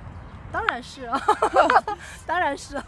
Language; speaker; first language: Korean; non-native, fluent; Chinese